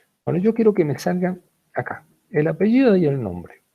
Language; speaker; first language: Spanish; native; Spanish